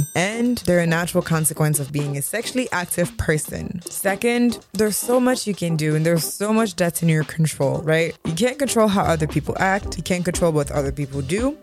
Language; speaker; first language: English; native; English